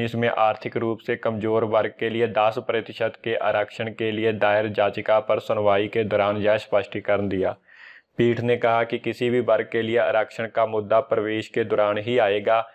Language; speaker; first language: Hindi; non-native, local second language; Punjabi